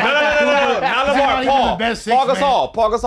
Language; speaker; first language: English; native; English